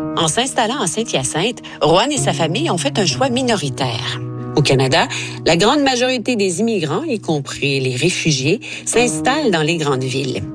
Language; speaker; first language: French; native; French